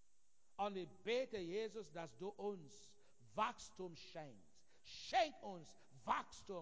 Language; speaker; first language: German; non-native, fluent; Igbo